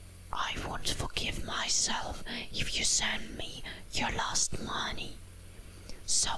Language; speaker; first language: English; non-native, learner; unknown